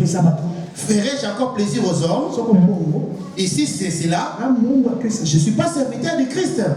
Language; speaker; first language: French; non-native, local second language; Lingala